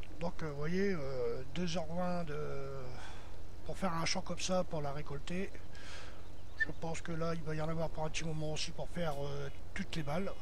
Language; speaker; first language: French; native; French